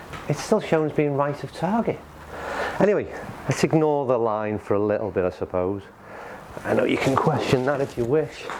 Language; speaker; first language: English; native; English